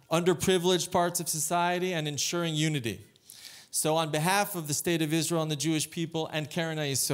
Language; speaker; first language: English; native; English